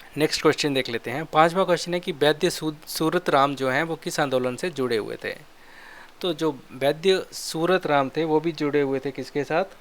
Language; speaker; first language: Hindi; non-native, local second language; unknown